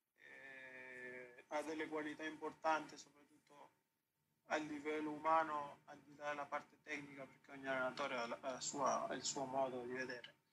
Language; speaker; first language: Italian; non-native, fluent; Spanish